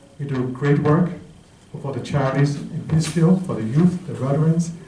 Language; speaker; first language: English; native; English